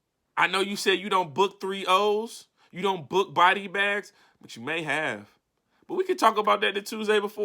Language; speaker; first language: English; native; English